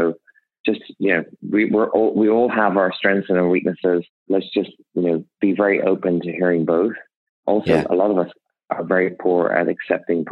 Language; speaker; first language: English; native; English